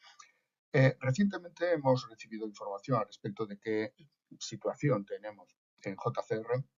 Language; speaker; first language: Spanish; native; Spanish